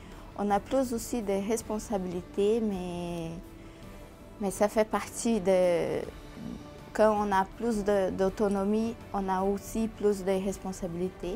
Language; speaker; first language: French; non-native, fluent; Portuguese